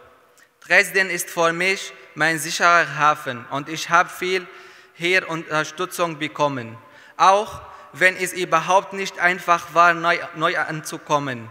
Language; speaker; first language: German; non-native, fluent; Arabic